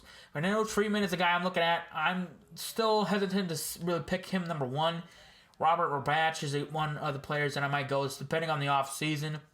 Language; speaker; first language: English; native; English